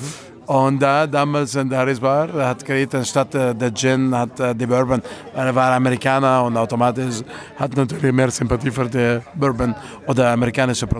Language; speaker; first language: German; non-native, fluent; Italian